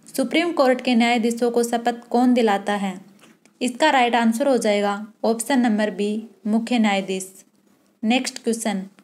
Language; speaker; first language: Hindi; native; Hindi